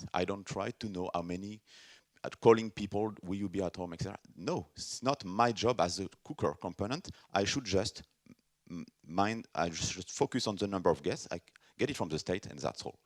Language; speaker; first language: English; non-native, fluent; French